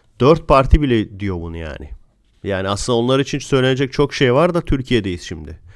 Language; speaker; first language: Turkish; native; Turkish